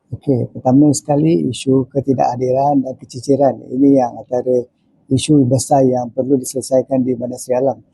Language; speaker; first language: Malay; non-native, local second language; Tamil